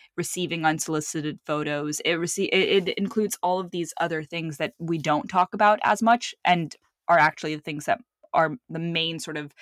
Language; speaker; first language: English; early bilingual, other home language; Arabic